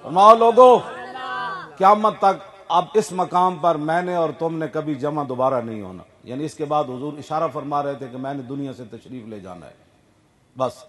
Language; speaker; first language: Urdu; non-native, local second language; Punjabi